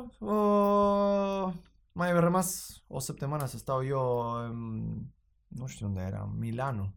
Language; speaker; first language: Romanian; non-native, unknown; Spanish